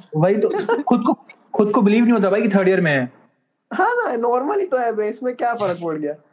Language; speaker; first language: Hindi; native; Hindi